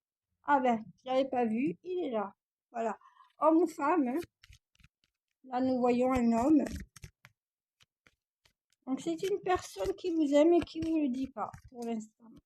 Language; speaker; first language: French; native; French